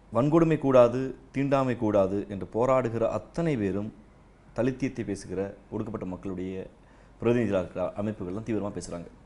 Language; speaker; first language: Tamil; native; Tamil